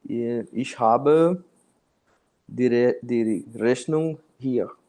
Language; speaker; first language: German; non-native, learner; Portuguese